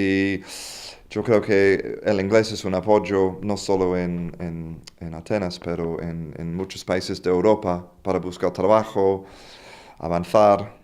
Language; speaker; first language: Spanish; non-native, fluent; English